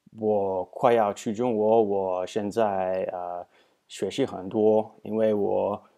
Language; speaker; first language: Chinese; non-native, learner; English